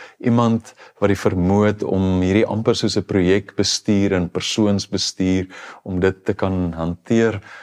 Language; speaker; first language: Afrikaans; native; Afrikaans